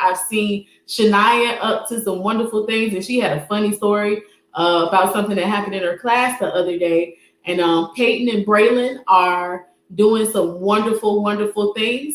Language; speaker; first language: English; native; English